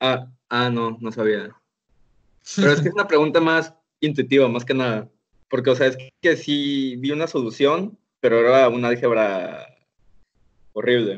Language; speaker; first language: Spanish; native; Spanish